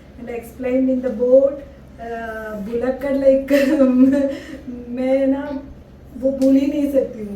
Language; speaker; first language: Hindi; non-native, local second language; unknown